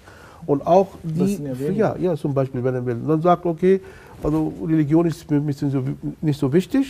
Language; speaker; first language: German; non-native, fluent; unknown